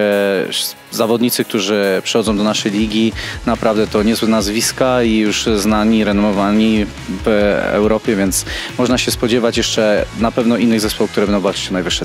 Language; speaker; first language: Polish; native; Polish